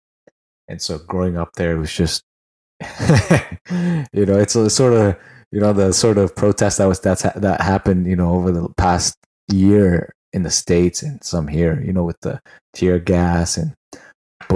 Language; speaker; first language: English; non-native, local second language; Tangkhul Naga (India)